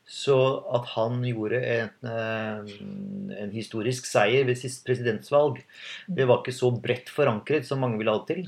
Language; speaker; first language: Norwegian; native; Norwegian